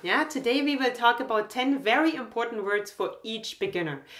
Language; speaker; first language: English; non-native, fluent; German